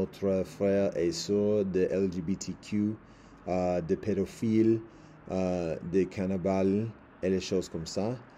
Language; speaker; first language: French; non-native, learner; English